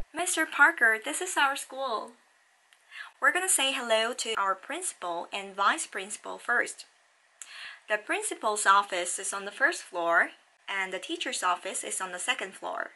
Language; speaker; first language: English; non-native, fluent; Korean